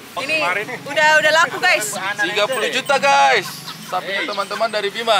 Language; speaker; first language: Indonesian; native; Indonesian